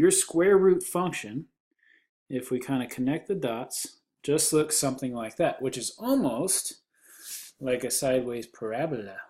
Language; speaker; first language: English; native; English